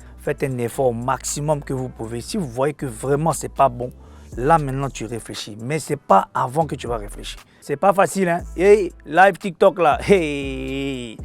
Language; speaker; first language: French; non-native, local second language; Korean